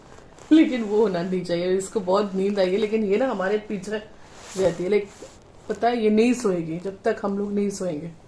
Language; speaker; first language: Hindi; non-native, local second language; Bangla